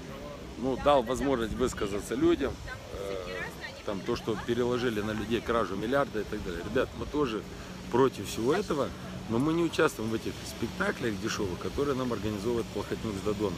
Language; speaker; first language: Russian; native; Russian